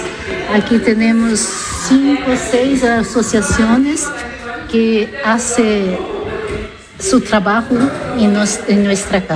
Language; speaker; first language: Spanish; non-native, learner; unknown